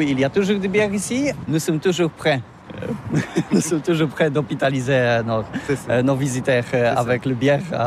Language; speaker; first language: French; non-native, learner; Polish